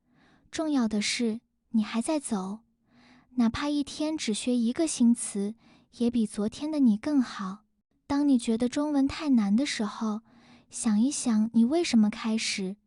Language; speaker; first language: Chinese; non-native, fluent; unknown